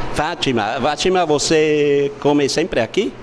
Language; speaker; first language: Portuguese; non-native, learner; German